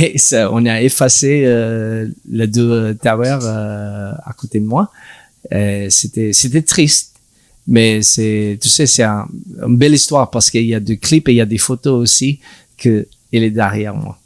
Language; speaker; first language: French; non-native, learner; English